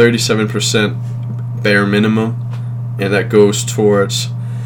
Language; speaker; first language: English; non-native, fluent; Danish